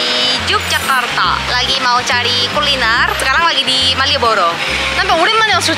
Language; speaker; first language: Korean; native; Korean